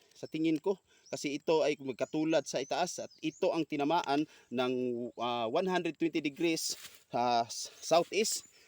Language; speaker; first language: Filipino; non-native, local second language; Cebuano